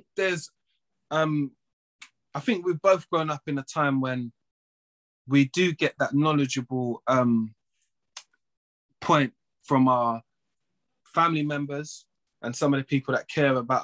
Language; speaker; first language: English; native; English